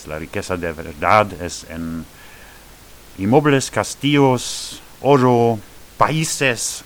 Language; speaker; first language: Spanish; non-native, fluent; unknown